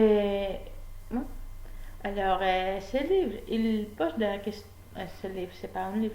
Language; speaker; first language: French; non-native, learner; Spanish